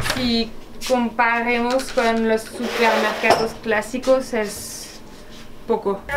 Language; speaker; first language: Spanish; non-native, fluent; French